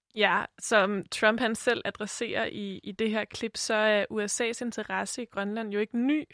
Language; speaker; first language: Danish; native; Danish